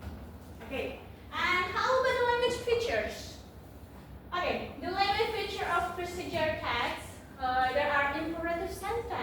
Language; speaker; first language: English; non-native, learner; Indonesian